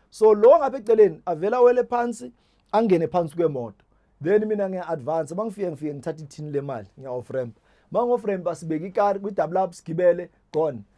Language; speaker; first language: Zulu; native; Zulu